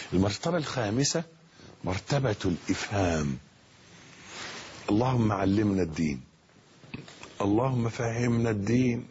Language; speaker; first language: Arabic; native; Arabic